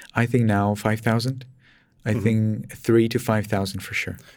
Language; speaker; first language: English; non-native, fluent; Czech